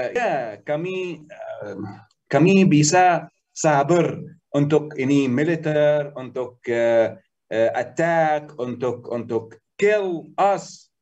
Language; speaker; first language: Indonesian; non-native, learner; Arabic